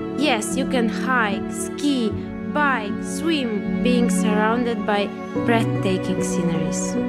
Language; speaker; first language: English; non-native, fluent; Romanian